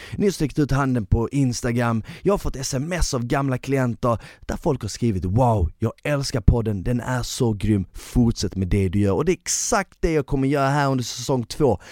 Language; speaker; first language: Swedish; early bilingual, other home language; Bosnian